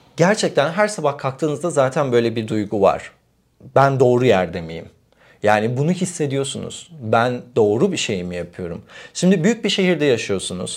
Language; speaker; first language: Turkish; native; Turkish